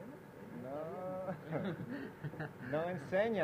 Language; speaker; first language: Spanish; non-native, learner; English